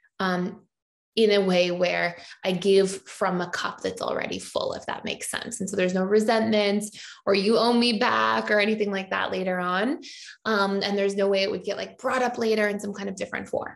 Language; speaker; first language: English; native; English